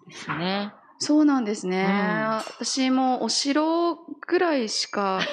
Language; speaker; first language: Japanese; native; Japanese